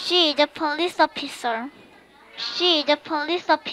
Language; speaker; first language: English; non-native, learner; Korean